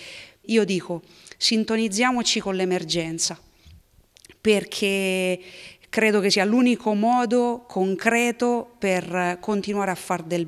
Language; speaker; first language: Italian; native; Italian